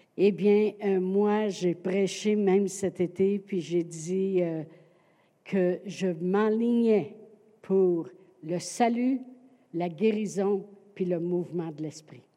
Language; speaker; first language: French; native; French